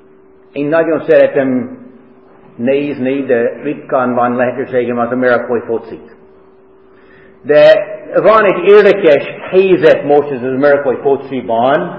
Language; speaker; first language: Hungarian; non-native, fluent; English